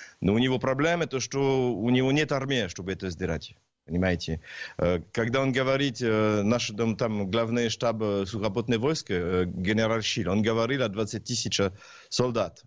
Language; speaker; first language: Russian; non-native, learner; French